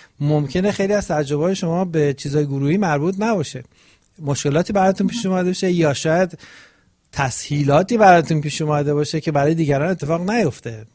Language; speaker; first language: Persian; native; Persian